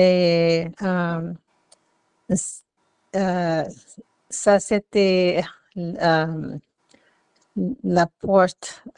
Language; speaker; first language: French; non-native, learner; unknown